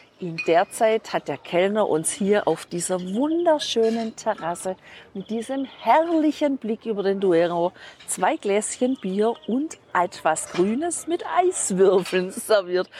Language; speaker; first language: German; native; German